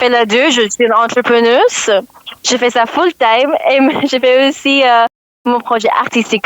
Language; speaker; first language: French; non-native, learner; English